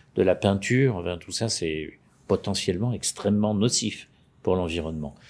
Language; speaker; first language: French; native; French